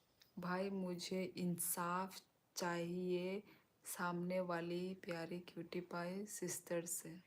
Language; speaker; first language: Hindi; non-native, local second language; Kok Borok